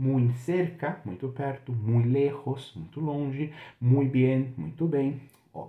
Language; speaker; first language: Spanish; non-native, fluent; Portuguese